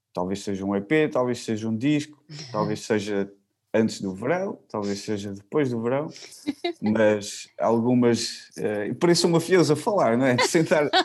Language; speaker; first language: Portuguese; native; Portuguese